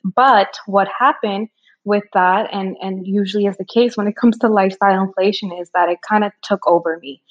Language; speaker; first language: English; early bilingual, other home language; Spanish